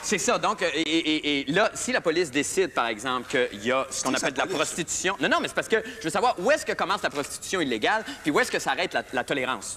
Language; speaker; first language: French; native; French